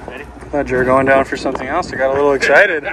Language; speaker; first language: English; native; English